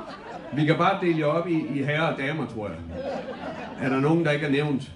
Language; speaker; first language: Danish; native; Danish